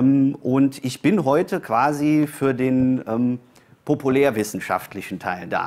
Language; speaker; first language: German; native; German